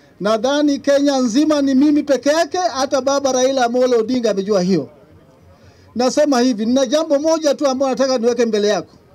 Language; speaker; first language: Swahili; non-native, local second language; Luo (Kenya and Tanzania)